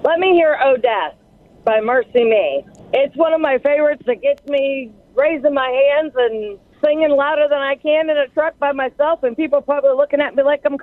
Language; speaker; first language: English; native; English